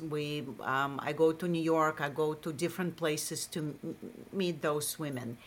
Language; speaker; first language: English; non-native, fluent; Russian